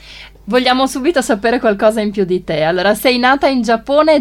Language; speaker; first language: Italian; native; Italian